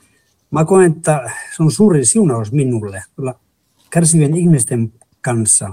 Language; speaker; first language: Finnish; non-native, fluent; Spanish